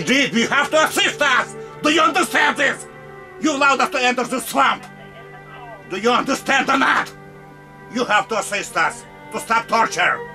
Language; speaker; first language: English; non-native, learner; Russian